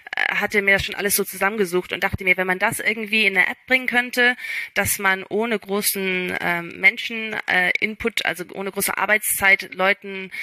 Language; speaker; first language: German; early bilingual, other home language; English